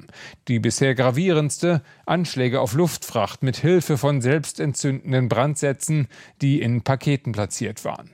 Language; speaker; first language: German; native; German